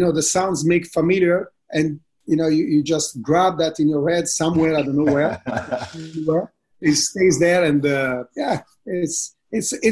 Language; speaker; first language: English; non-native, fluent; Italian